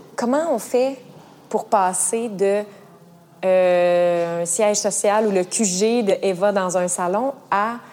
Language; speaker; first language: French; native; French